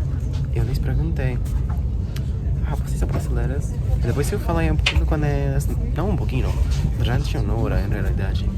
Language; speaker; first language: Portuguese; non-native, learner; English